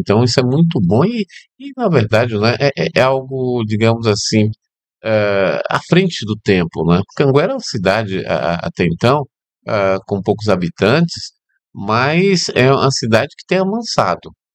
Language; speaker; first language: Portuguese; native; Portuguese